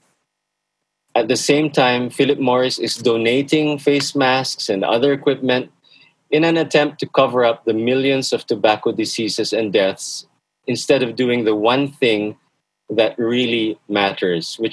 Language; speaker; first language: English; non-native, local second language; Filipino